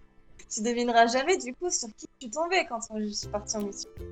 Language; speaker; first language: French; native; French